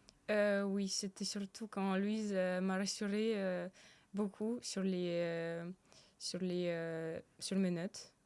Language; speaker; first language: French; early bilingual, other home language; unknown